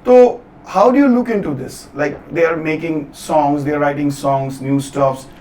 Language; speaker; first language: English; non-native, local second language; Bangla